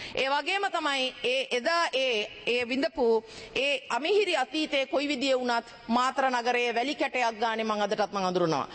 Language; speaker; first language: Sinhala; non-native, local second language; Tamil